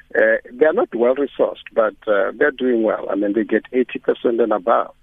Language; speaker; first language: English; non-native, local second language; Northern Sotho